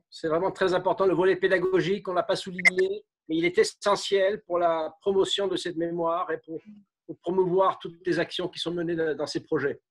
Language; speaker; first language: French; native; French